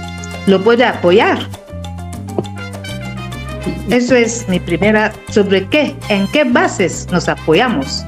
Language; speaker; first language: Spanish; non-native, fluent; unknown